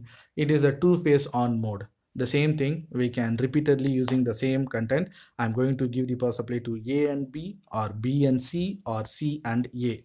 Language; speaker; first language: English; non-native, local second language; Tamil